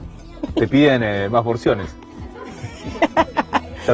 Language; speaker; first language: Spanish; native; Spanish